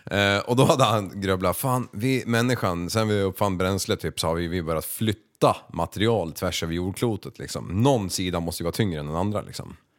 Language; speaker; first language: Swedish; native; Swedish